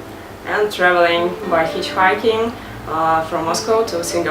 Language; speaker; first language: English; non-native, learner; Russian